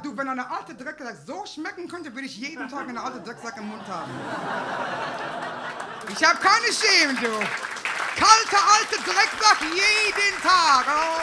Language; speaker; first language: German; non-native, fluent; English